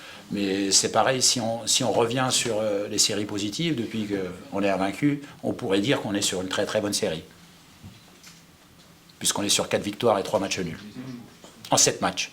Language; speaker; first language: French; native; French